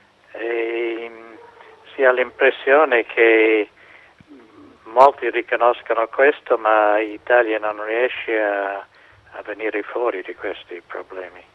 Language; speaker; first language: Italian; non-native, fluent; English